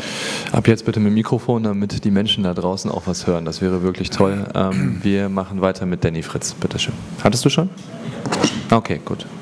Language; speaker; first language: German; native; German